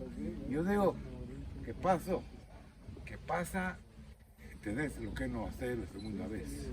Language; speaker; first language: Spanish; non-native, fluent; Hebrew